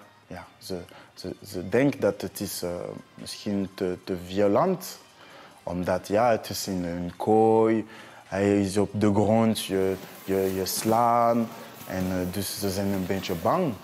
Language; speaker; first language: Dutch; non-native, learner; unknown